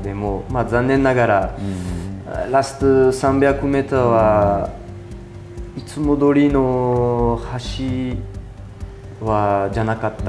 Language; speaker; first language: Japanese; non-native, fluent; French